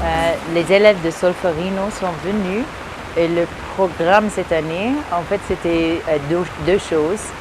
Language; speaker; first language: French; early bilingual, heritage; English